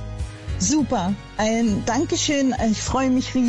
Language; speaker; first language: German; native; German